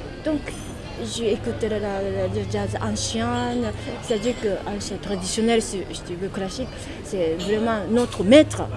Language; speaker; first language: French; non-native, learner; Japanese